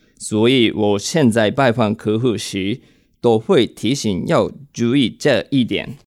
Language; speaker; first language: Chinese; non-native, fluent; Japanese